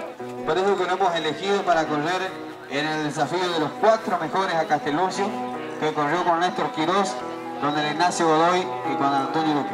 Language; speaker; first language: Spanish; native; Spanish